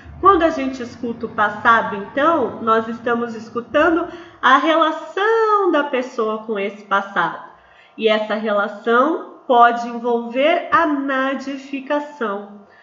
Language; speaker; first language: Portuguese; native; Portuguese